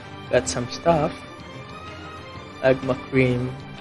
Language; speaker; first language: English; non-native, local second language; Filipino